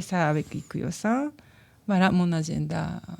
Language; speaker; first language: French; non-native, learner; Japanese